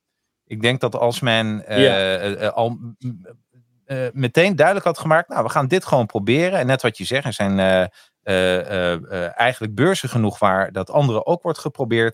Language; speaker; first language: Dutch; native; Dutch